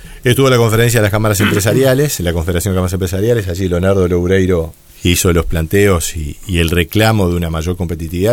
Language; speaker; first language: Spanish; native; Spanish